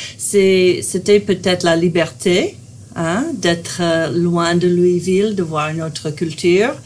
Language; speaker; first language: French; non-native, fluent; English